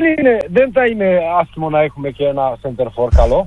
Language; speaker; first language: Greek; non-native, fluent; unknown